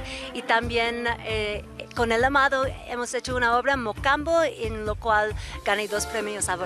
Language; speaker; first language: Spanish; native; Spanish